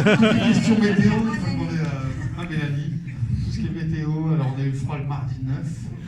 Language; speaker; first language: French; native; French